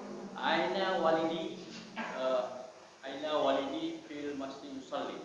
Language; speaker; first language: Arabic; non-native, learner; Indonesian